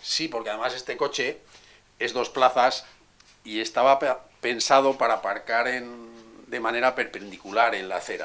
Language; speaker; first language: Spanish; native; Spanish